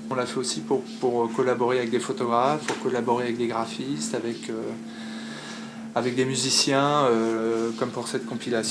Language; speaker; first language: French; native; French